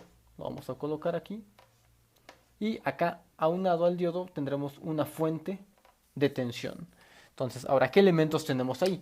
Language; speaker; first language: Spanish; native; Spanish